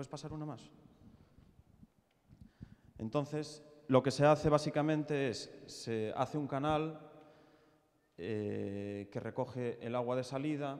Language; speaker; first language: Spanish; native; Spanish